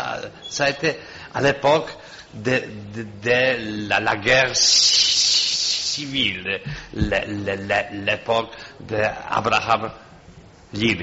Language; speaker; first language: French; non-native, fluent; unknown